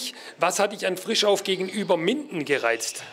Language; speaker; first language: German; native; German